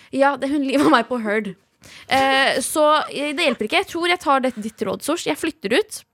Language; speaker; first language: Norwegian; early bilingual, other home language; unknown